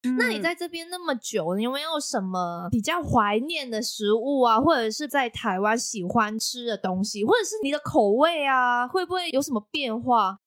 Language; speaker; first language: Chinese; non-native, local second language; Cantonese